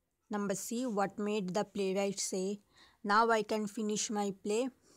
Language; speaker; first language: English; non-native, local second language; Bangla